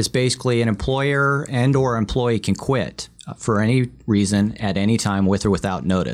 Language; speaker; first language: English; early bilingual, other home language; Vietnamese